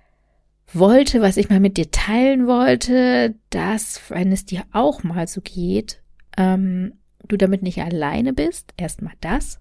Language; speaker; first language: German; native; German